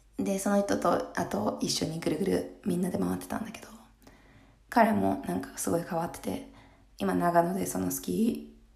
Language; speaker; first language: Japanese; early bilingual, heritage; Japanese